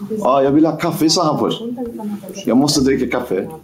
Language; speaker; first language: Swedish; non-native, fluent; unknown